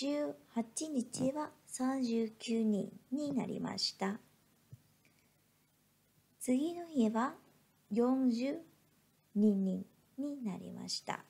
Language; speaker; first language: Japanese; non-native, fluent; Vietnamese